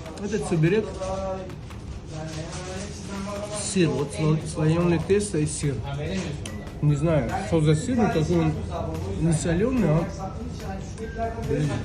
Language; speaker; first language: Russian; native; Russian